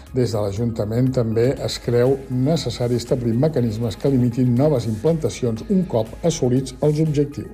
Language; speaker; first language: Catalan; native; Catalan